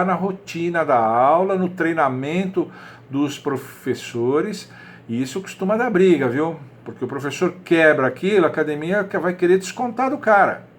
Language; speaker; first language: Portuguese; native; Portuguese